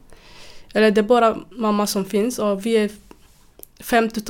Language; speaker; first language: Swedish; non-native, fluent; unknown